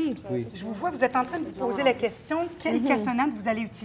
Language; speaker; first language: French; native; French